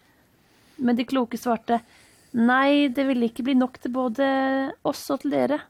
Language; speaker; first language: Norwegian; native; Norwegian